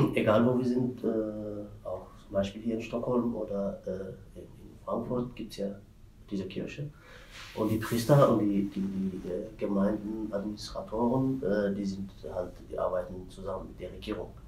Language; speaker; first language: German; non-native, fluent; Tigrinya